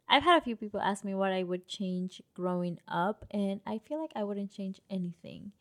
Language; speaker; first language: English; early bilingual, other home language; Spanish